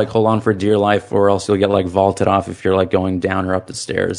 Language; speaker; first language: English; native; English